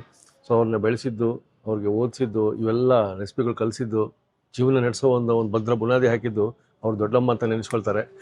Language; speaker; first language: Kannada; native; Kannada